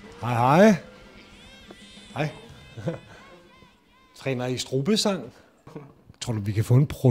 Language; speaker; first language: Danish; native; Danish